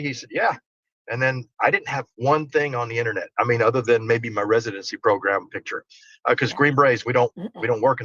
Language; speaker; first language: English; native; English